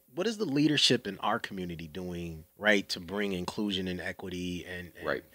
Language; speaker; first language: English; native; English